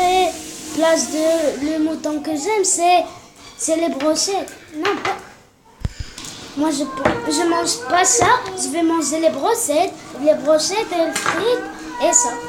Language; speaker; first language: French; non-native, learner; Arabic